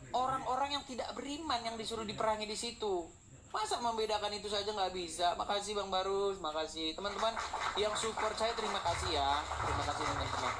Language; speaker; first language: Indonesian; native; Indonesian